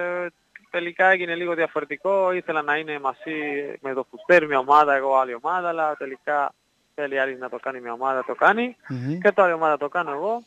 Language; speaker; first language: Greek; non-native, learner; Spanish